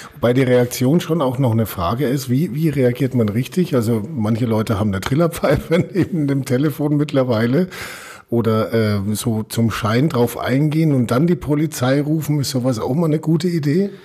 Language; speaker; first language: German; native; German